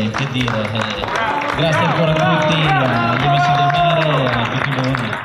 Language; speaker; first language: Italian; native; Italian